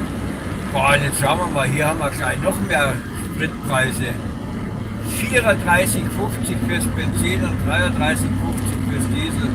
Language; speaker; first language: German; native; German